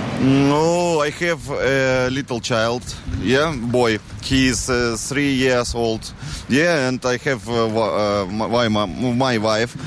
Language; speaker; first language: English; non-native, learner; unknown